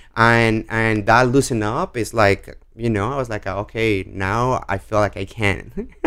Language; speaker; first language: English; non-native, learner; Spanish